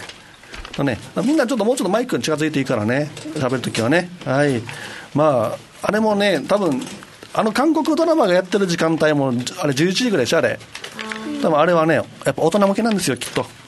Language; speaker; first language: Japanese; native; Japanese